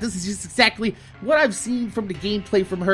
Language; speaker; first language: English; native; English